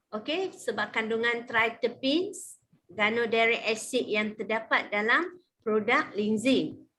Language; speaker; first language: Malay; native; Malay